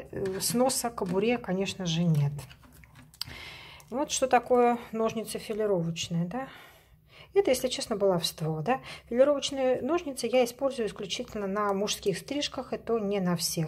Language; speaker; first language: Russian; native; Russian